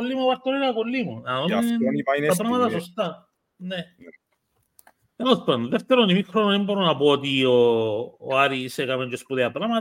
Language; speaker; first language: Greek; native; Greek